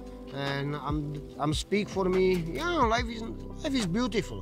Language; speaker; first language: English; non-native, learner; Slovak